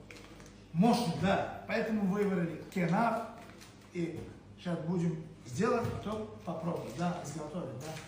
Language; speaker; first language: Russian; non-native, local second language; Turkmen